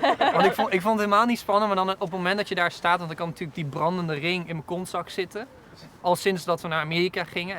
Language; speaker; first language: Dutch; native; Dutch